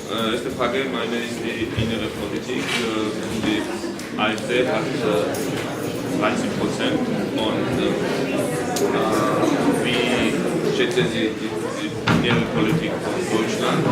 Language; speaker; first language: German; non-native, learner; Georgian